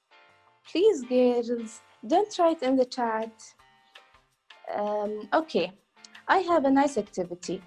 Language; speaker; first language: English; non-native, learner; Arabic